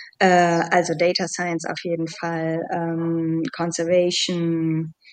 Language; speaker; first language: German; native; German